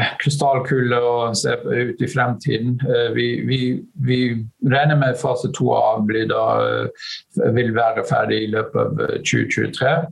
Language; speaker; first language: Norwegian; non-native, fluent; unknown